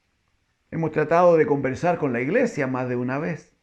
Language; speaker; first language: Spanish; native; Spanish